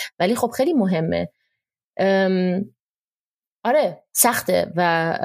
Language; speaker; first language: Persian; early bilingual, heritage; Persian